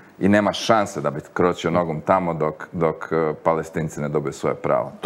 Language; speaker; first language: Croatian; native; Croatian